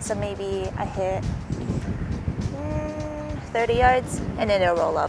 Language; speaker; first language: English; early bilingual, other home language; Japanese